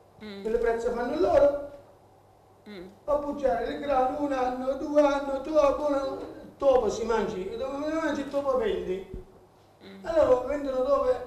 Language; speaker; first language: Italian; non-native, learner; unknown